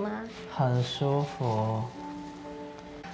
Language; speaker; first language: Vietnamese; non-native, fluent; Chinese